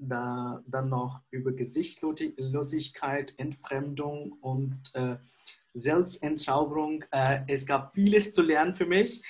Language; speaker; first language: German; non-native, fluent; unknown